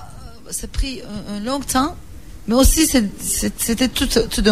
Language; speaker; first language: French; non-native, learner; Turkish